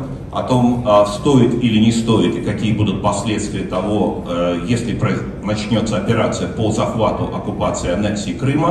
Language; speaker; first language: Russian; native; Russian